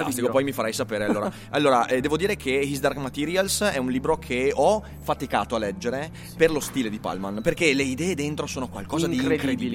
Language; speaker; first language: Italian; native; Italian